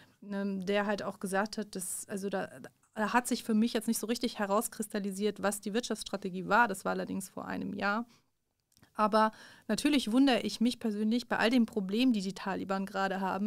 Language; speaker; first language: German; early bilingual, other home language; Persian